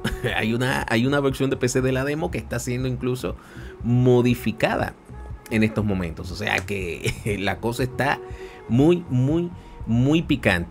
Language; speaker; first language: Spanish; native; Spanish